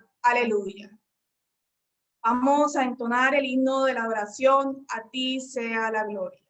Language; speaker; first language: Spanish; native; Spanish